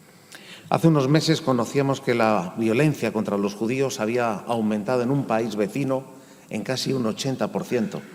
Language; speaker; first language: Spanish; native; Spanish